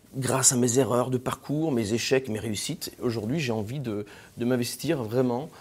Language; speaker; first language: French; native; French